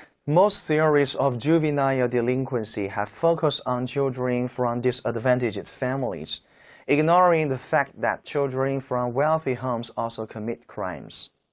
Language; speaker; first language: English; non-native, fluent; Chinese